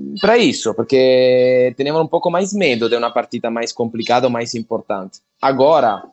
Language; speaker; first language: Portuguese; non-native, learner; Italian